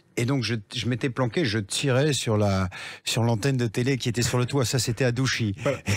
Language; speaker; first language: French; native; French